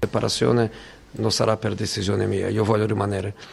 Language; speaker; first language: Italian; non-native, fluent; Portuguese